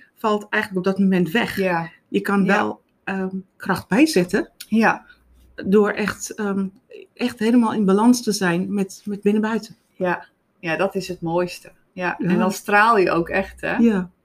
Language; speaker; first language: Dutch; non-native, fluent; Afrikaans